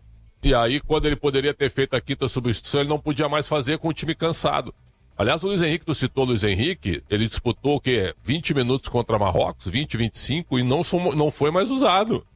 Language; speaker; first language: Portuguese; native; Portuguese